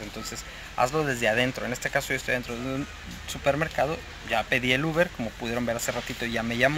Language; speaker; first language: Spanish; native; Spanish